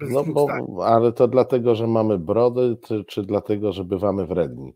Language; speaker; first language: Polish; native; Polish